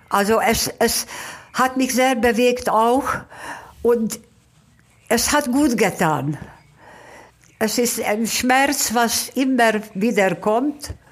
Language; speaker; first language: German; non-native, fluent; Hungarian